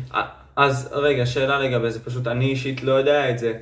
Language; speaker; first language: Hebrew; non-native, fluent; Ukrainian